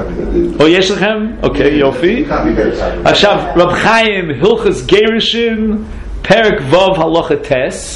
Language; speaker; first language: Hebrew; non-native, fluent; English